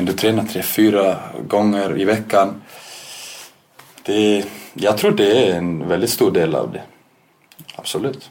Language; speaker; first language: Swedish; non-native, fluent; Icelandic